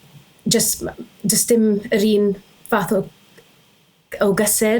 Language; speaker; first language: Welsh; native; Welsh